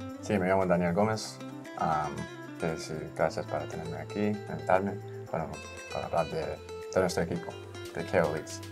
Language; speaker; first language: Spanish; early bilingual, heritage; Spanish